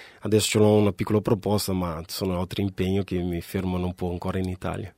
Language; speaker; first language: Italian; non-native, fluent; Portuguese